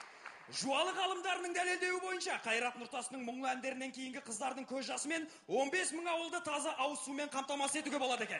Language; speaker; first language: Kazakh; native; Kazakh